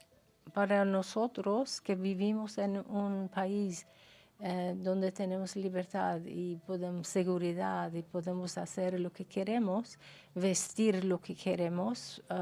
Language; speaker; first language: Spanish; non-native, fluent; Persian